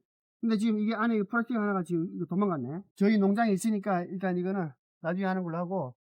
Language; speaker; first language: Korean; native; Korean